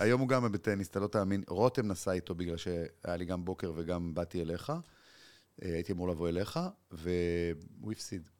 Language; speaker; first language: Hebrew; native; Hebrew